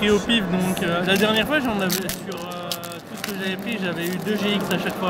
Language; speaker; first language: French; native; French